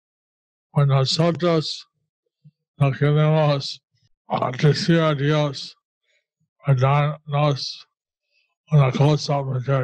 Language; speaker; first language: Spanish; non-native, learner; English